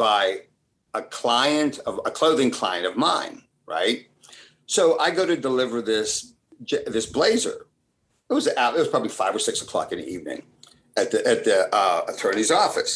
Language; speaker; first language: English; early bilingual, other home language; Italian